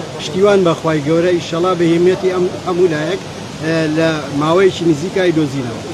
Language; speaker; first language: Central Kurdish; native; Central Kurdish